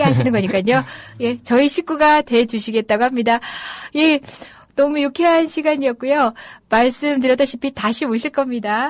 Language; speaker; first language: Korean; native; Korean